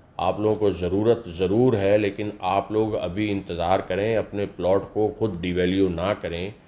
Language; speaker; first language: Urdu; native; Urdu